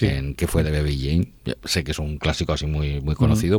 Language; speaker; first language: Spanish; native; Spanish